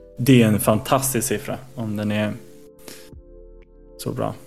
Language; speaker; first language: Swedish; native; Swedish